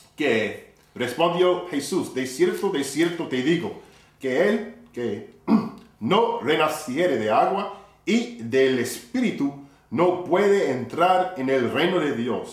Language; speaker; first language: Spanish; non-native, fluent; English